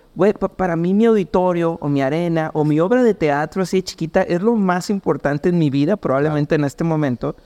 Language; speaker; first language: Spanish; native; Spanish